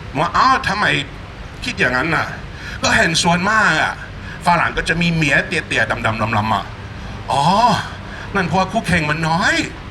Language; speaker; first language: Thai; non-native, fluent; English